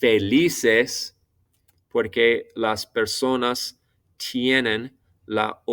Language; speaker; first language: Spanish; non-native, fluent; English